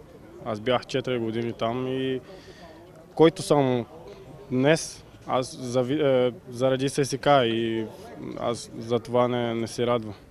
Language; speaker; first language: Bulgarian; non-native, learner; Portuguese